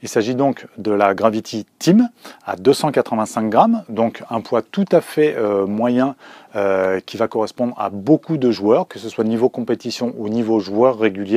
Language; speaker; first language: French; native; French